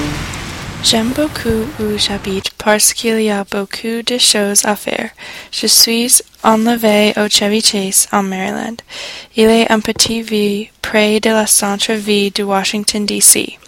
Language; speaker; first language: French; non-native, learner; English